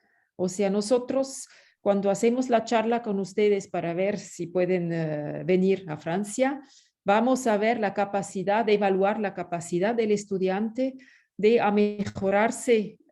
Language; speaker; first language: Spanish; non-native, fluent; French